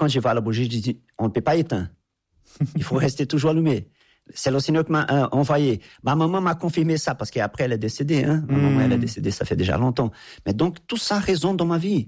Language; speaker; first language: French; non-native, fluent; Portuguese